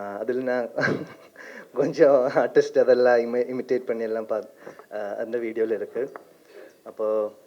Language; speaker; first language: Tamil; non-native, learner; Malayalam